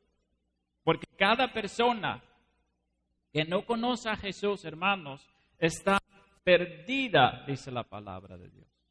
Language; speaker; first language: Spanish; non-native, fluent; Dutch